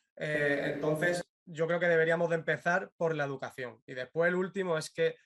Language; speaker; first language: Spanish; native; Spanish